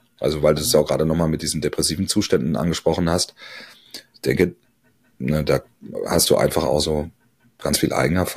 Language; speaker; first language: German; native; German